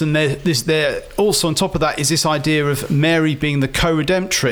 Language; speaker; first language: English; native; English